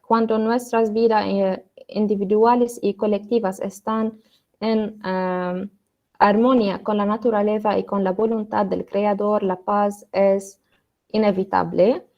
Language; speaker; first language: Spanish; non-native, learner; Arabic